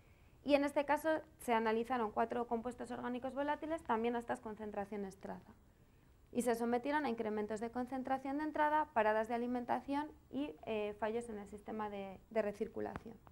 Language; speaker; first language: Spanish; native; Spanish